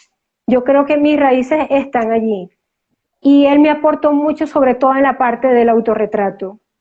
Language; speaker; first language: Spanish; native; Spanish